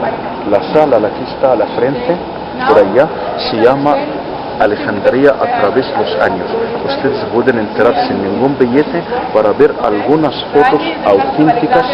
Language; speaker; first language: Spanish; non-native, fluent; Arabic